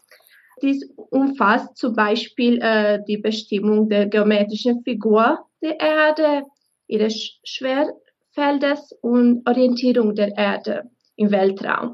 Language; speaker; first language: German; non-native, fluent; Bosnian